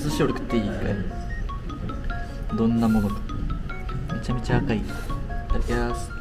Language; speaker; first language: Japanese; native; Japanese